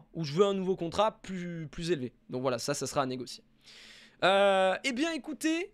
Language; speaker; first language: French; native; French